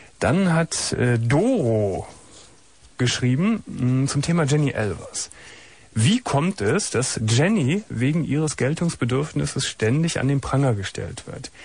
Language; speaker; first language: German; native; German